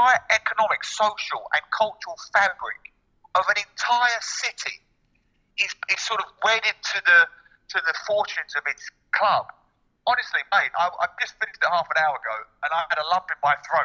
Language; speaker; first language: English; native; English